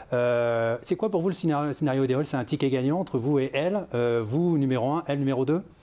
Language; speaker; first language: French; native; French